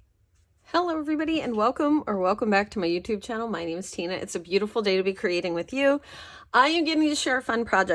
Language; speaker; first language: English; native; English